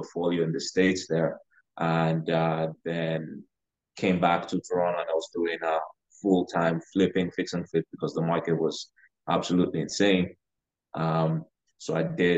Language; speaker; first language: English; non-native, local second language; Ganda